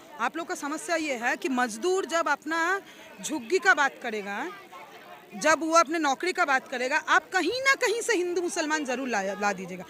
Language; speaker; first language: Hindi; non-native, local second language; Bangla